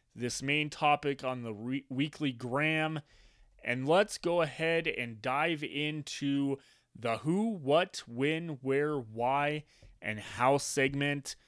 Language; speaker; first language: English; native; English